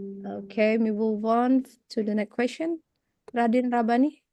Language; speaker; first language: English; non-native, fluent; Indonesian